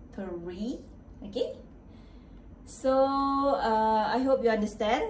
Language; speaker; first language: English; non-native, local second language; Malay